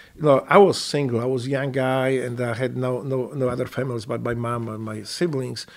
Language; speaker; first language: English; non-native, fluent; Polish